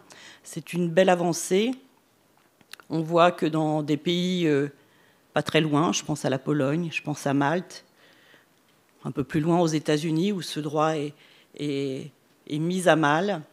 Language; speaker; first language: French; native; French